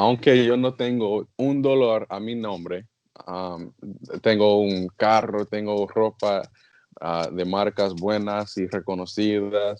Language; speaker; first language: Spanish; non-native, learner; English